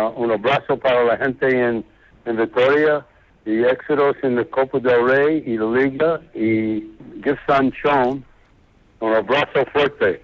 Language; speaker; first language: Spanish; non-native, learner; English